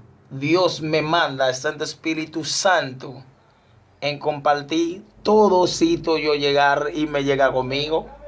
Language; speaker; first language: Spanish; non-native, learner; Haitian Creole